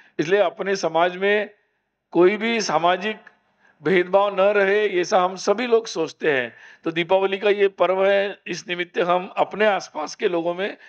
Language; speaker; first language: Hindi; non-native, local second language; Marathi